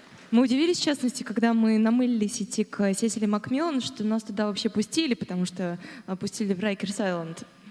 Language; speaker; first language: Russian; native; Russian